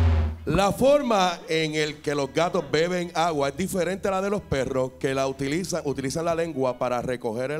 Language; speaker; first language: Spanish; native; Spanish